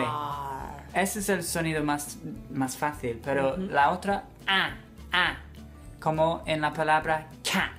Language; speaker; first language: Spanish; non-native, fluent; English